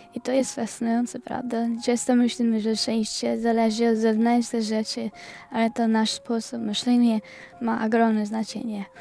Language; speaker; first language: Polish; non-native, learner; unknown